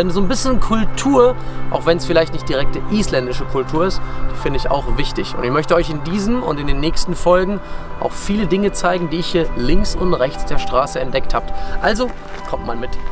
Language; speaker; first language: German; native; German